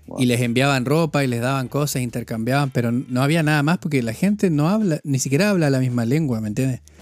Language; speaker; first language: Spanish; native; Spanish